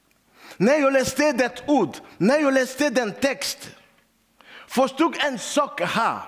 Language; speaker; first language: Swedish; non-native, learner; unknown